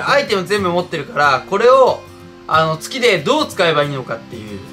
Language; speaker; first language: Japanese; native; Japanese